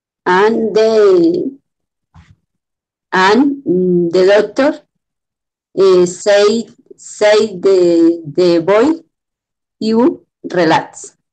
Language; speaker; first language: English; non-native, learner; Spanish